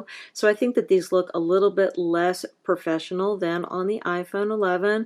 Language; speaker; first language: English; native; English